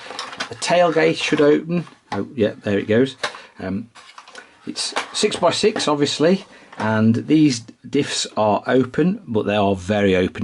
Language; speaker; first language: English; native; English